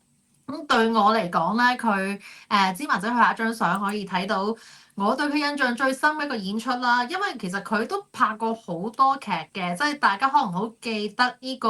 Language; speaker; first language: Cantonese; native; Cantonese